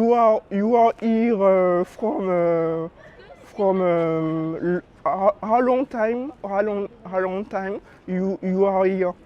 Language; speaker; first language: English; non-native, learner; French